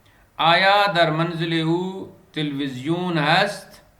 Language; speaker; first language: Persian; non-native, fluent; Urdu